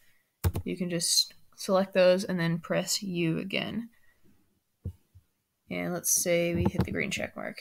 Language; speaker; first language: English; native; English